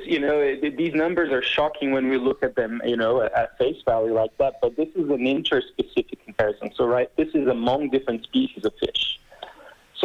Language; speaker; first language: English; non-native, fluent; Portuguese